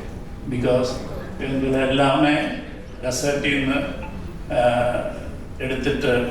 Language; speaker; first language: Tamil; non-native, learner; Malayalam